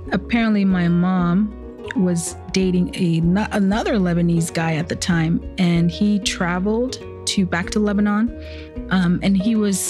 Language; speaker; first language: English; native; English